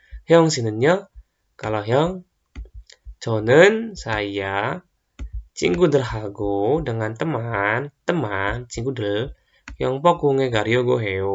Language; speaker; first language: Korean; non-native, fluent; Indonesian